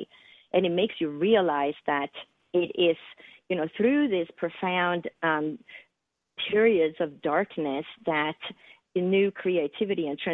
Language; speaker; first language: English; non-native, fluent; Swedish